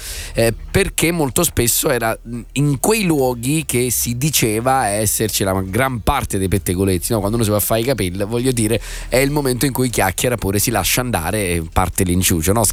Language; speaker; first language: Italian; native; Italian